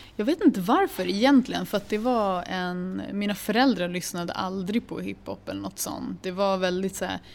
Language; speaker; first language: Swedish; early bilingual, other home language; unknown